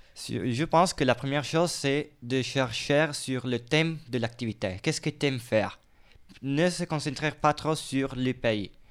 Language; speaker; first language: French; non-native, fluent; Italian